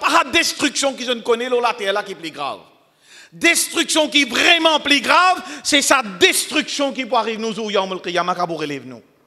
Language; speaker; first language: French; non-native, local second language; Morisyen